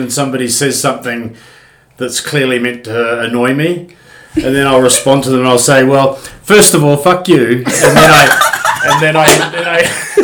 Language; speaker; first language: English; native; English